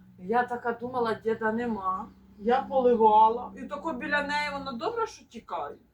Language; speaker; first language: Ukrainian; native; Ukrainian